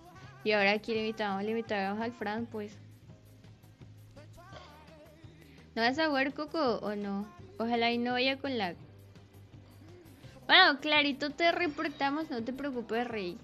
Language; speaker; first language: Spanish; native; Spanish